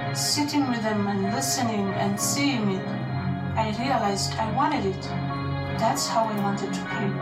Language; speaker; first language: English; non-native, fluent; Somali